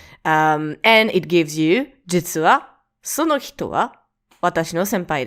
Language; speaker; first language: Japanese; non-native, learner; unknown